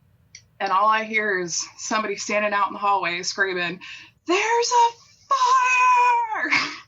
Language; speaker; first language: English; native; English